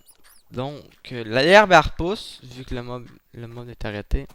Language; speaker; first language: French; native; French